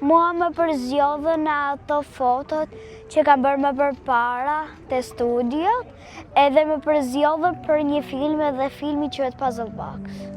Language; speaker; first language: Albanian; early bilingual, heritage; Albanian